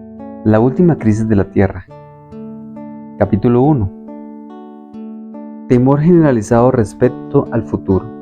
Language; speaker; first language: Spanish; native; Spanish